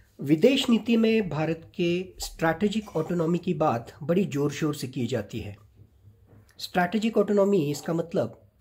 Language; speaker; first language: Hindi; non-native, local second language; Marathi